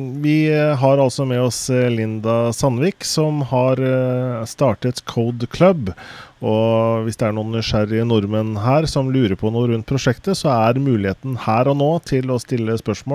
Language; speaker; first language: Norwegian; native; Norwegian